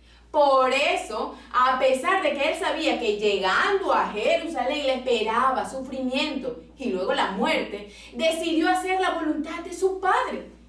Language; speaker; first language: Spanish; native; Spanish